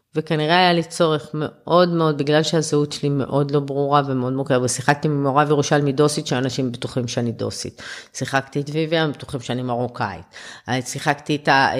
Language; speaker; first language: Hebrew; early bilingual, other home language; German